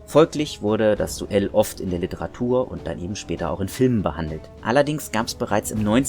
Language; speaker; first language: German; native; German